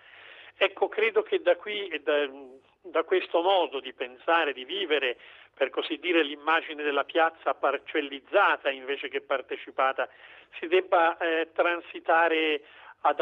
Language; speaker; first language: Italian; native; Italian